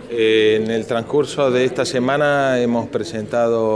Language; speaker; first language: Spanish; native; Spanish